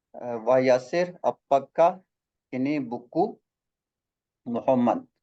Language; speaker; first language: Malay; non-native, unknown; Arabic